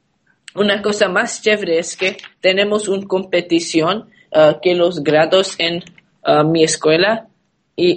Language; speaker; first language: Spanish; non-native, learner; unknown